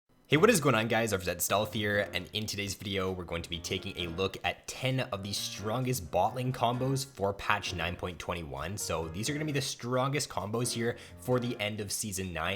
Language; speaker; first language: English; native; English